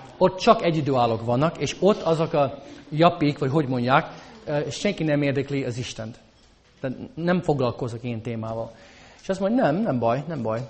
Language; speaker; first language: Hungarian; non-native, fluent; English